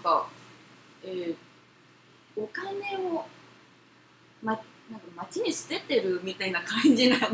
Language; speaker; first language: Japanese; non-native, fluent; Korean